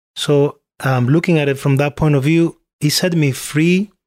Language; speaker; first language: English; non-native, fluent; Spanish